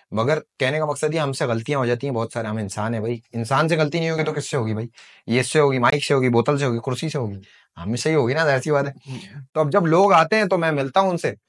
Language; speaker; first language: Urdu; native; Urdu